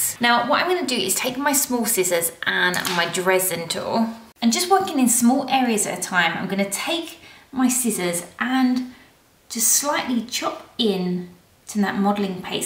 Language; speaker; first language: English; native; English